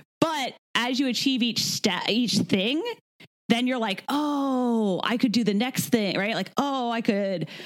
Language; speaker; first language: English; native; English